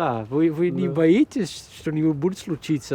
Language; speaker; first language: Russian; non-native, fluent; Dutch